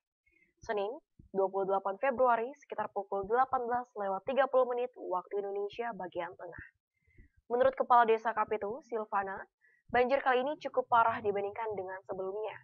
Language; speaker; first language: Indonesian; native; Indonesian